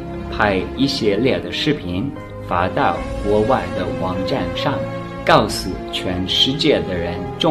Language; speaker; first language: Chinese; non-native, fluent; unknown